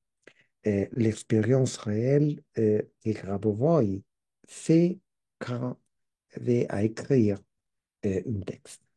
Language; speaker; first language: French; non-native, learner; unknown